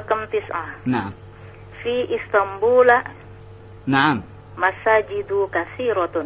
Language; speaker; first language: Arabic; non-native, learner; Indonesian